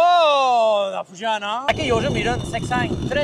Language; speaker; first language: Korean; non-native, fluent; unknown